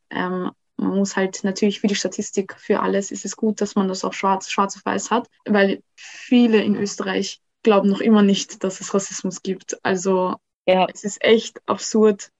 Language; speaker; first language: German; early bilingual, other home language; Somali